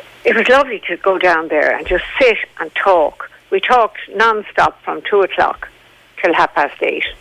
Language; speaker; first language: English; native; English